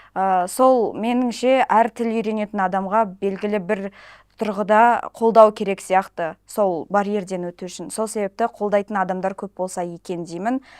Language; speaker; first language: Kazakh; non-native, local second language; Russian